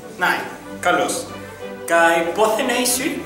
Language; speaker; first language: Greek; non-native, fluent; Spanish